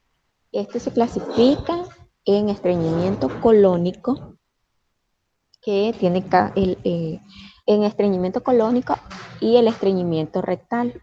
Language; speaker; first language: Spanish; native; Spanish